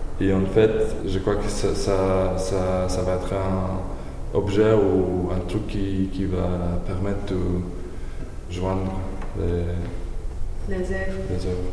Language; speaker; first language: French; non-native, learner; Polish